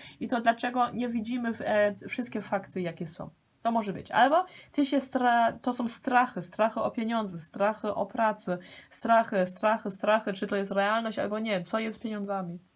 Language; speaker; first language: Polish; early bilingual, heritage; Polish